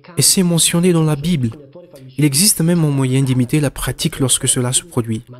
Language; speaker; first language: French; non-native, local second language; Malagasy